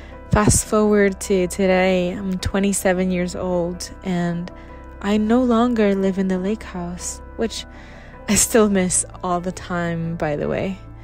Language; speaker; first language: English; early bilingual, other home language; Spanish